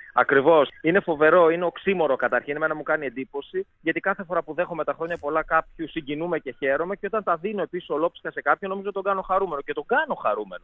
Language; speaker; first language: Greek; native; Greek